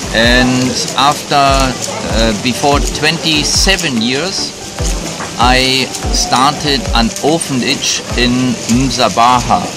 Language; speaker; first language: English; non-native, fluent; German